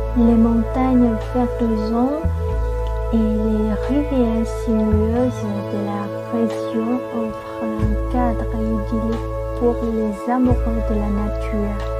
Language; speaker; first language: French; non-native, fluent; Vietnamese